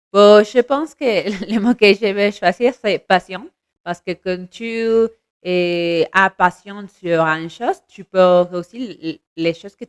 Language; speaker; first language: French; non-native, learner; Spanish